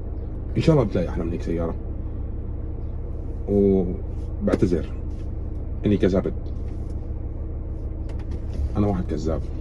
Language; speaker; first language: Arabic; native; Arabic